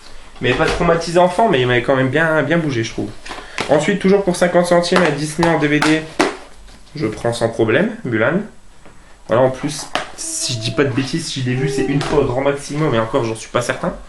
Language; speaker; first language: French; native; French